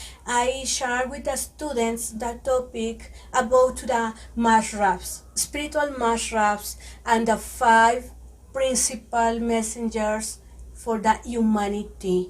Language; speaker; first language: English; non-native, learner; Spanish